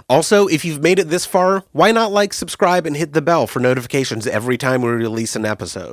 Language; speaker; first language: English; native; English